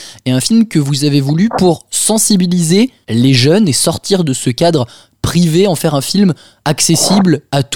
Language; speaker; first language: French; native; French